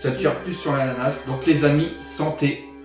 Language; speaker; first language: French; native; French